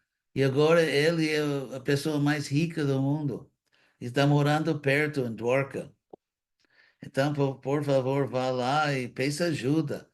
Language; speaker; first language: Portuguese; non-native, fluent; English